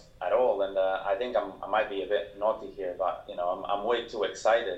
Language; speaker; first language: English; non-native, fluent; Portuguese